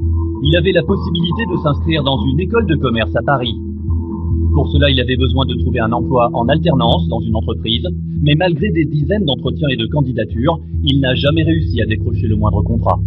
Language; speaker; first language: French; native; French